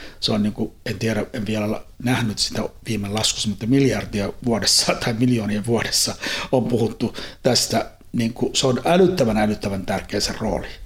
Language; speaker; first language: Finnish; non-native, fluent; Somali